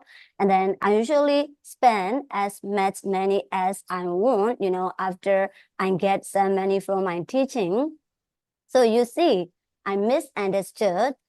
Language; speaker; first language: English; non-native, fluent; Burmese